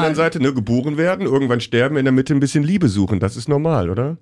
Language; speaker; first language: German; native; German